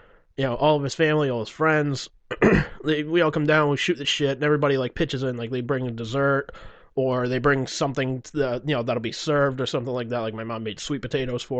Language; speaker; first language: English; native; English